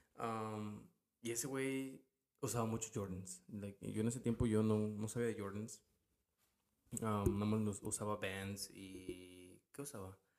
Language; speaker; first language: Spanish; early bilingual, heritage; Spanish